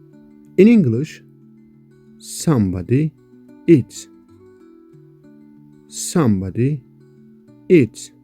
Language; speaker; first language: English; non-native, fluent; Kurdish